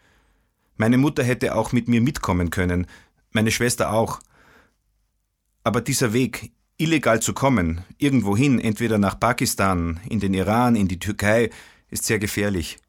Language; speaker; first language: German; non-native, fluent; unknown